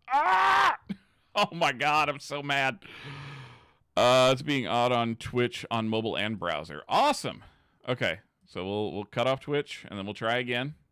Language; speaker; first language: English; native; English